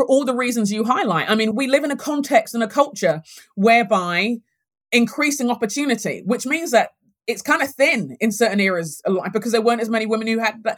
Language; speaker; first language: English; native; English